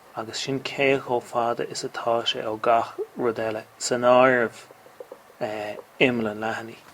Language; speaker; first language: Irish; native; Irish